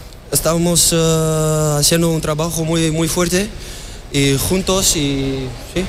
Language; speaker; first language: Spanish; non-native, learner; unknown